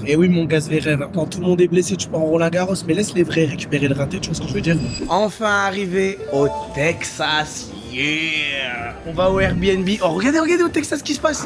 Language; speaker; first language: French; native; French